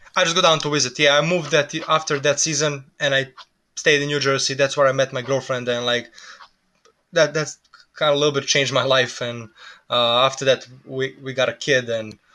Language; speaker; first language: English; non-native, fluent; Serbian